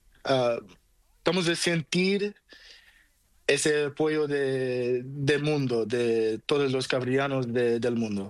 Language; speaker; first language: Spanish; non-native, learner; Portuguese